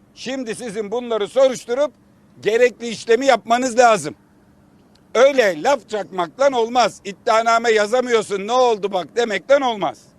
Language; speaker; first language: Turkish; native; Turkish